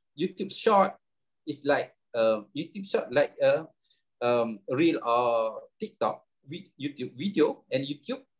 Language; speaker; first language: English; non-native, local second language; Malay